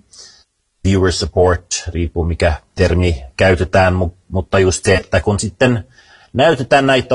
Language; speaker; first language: Finnish; early bilingual, heritage; Finnish